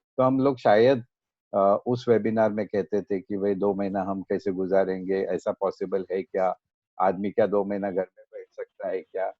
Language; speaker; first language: Hindi; non-native, local second language; Marathi